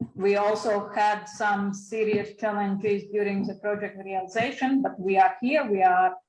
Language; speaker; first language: English; non-native, fluent; Latvian